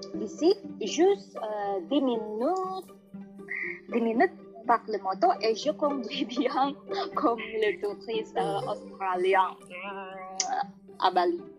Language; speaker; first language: French; non-native, learner; Indonesian